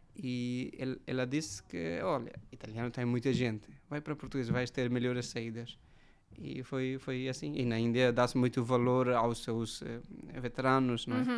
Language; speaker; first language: Portuguese; non-native, fluent; Hindi